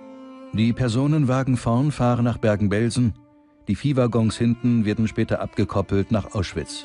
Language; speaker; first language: German; native; German